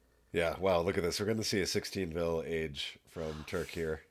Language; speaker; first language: English; native; English